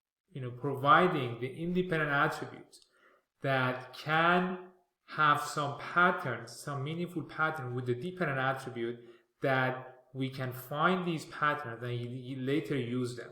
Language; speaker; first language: English; non-native, fluent; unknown